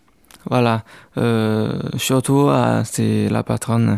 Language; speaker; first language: French; non-native, learner; Chinese